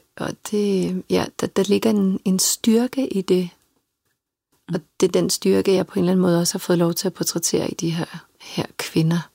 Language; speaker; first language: Danish; early bilingual, other home language; Serbian